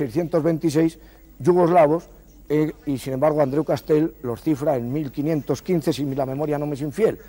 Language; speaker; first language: Spanish; native; Spanish